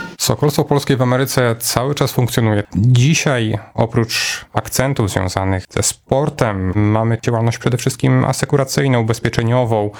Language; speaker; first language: Polish; native; Polish